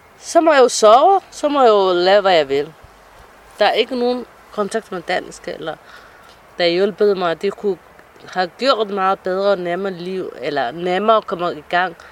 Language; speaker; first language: Danish; non-native, fluent; Somali